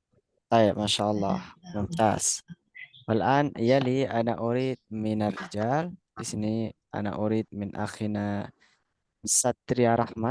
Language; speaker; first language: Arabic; non-native, fluent; Indonesian